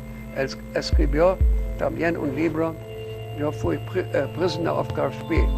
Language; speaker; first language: Spanish; non-native, fluent; German